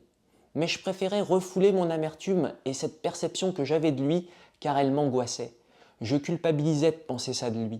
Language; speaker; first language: French; native; French